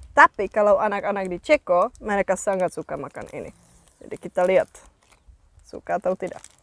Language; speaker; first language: Indonesian; non-native, fluent; Czech